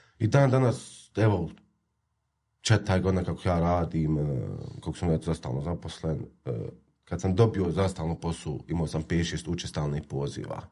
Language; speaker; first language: Croatian; native; Croatian